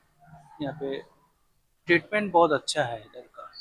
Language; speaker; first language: Hindi; non-native, local second language; Bangla